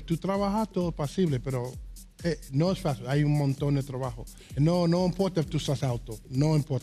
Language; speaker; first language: Spanish; non-native, learner; English